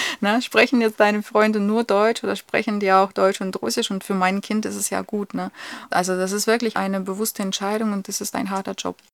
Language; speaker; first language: German; non-native, fluent; Russian